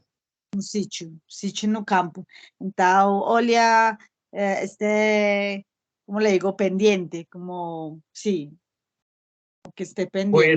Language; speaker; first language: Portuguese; non-native, learner; Spanish